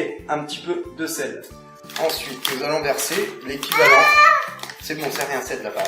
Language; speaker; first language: French; native; French